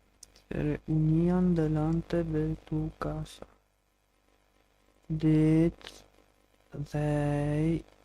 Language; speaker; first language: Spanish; non-native, learner; English